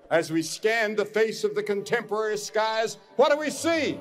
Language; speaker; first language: English; native; English